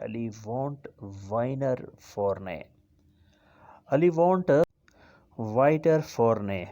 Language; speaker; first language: German; non-native, fluent; Urdu